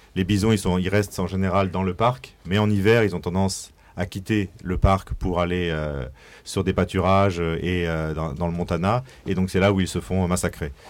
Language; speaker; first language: French; native; French